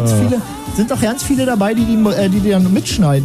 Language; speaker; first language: German; native; German